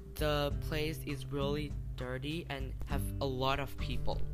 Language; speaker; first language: English; non-native, learner; Chinese